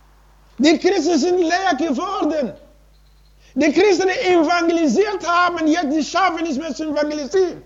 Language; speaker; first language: German; non-native, learner; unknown